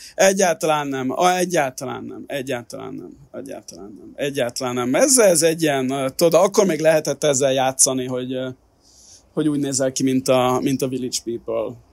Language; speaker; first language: Hungarian; native; Hungarian